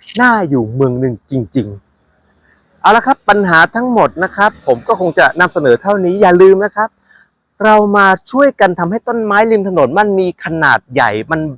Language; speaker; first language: Thai; native; Thai